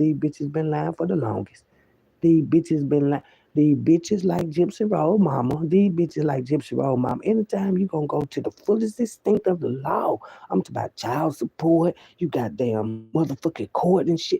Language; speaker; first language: English; native; English